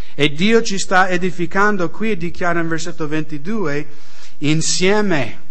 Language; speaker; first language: Italian; non-native, fluent; English